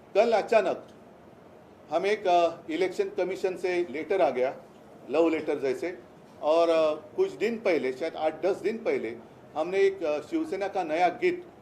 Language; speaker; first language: Hindi; non-native, local second language; Marathi